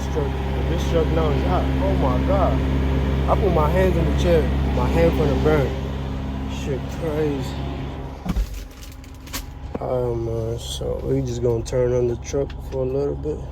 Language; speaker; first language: English; native; English